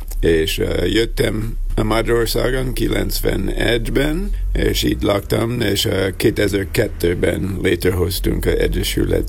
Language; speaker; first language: Hungarian; non-native, learner; English